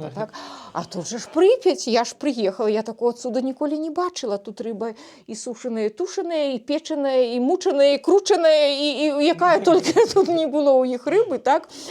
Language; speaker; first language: Belarusian; native; Belarusian